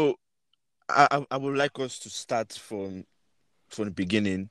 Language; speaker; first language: English; non-native, local second language; Yoruba